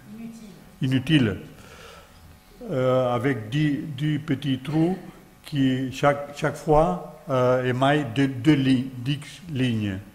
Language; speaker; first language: French; non-native, learner; Catalan